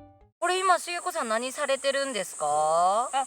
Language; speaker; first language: Japanese; native; Japanese